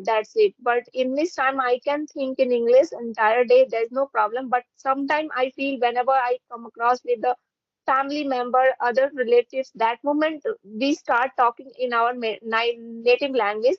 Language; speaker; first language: English; non-native, fluent; Hindi